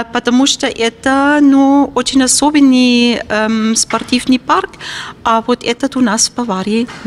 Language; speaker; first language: Russian; non-native, fluent; German